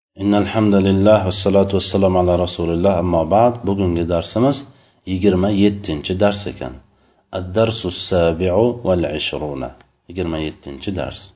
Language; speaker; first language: Arabic; non-native, fluent; Uzbek